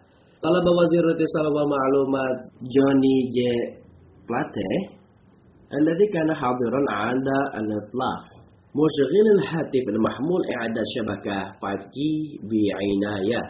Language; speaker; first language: Arabic; non-native, fluent; Indonesian